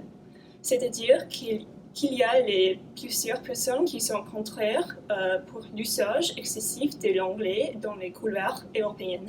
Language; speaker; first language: French; non-native, learner; English